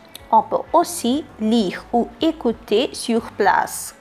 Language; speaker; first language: French; non-native, fluent; Hindi